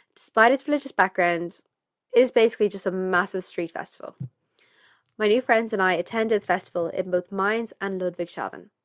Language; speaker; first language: English; native; English